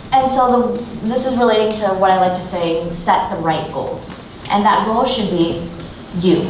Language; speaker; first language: English; native; English